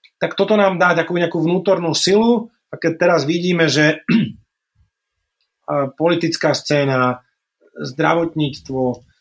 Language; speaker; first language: Slovak; non-native, local second language; Hungarian